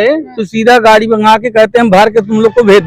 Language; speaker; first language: Hindi; native; Hindi